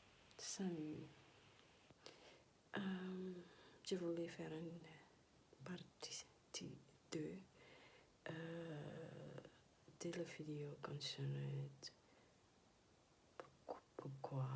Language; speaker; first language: French; non-native, learner; Dutch